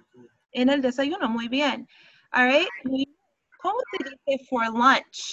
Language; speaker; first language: Spanish; non-native, fluent; English